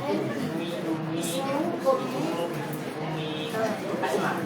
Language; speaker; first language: Arabic; non-native, learner; Malay